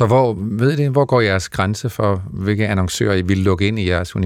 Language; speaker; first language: Danish; native; Danish